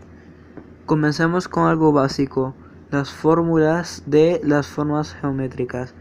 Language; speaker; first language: Spanish; native; Spanish